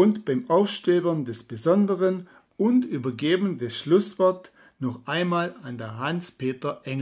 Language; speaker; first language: German; native; German